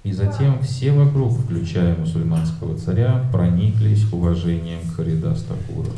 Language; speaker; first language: Russian; native; Russian